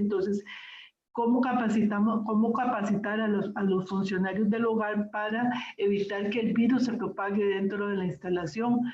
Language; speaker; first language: Spanish; native; Spanish